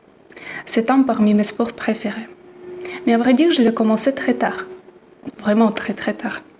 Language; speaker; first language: French; non-native, fluent; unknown